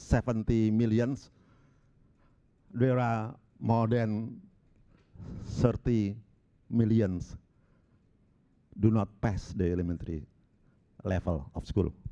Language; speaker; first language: English; non-native, local second language; Indonesian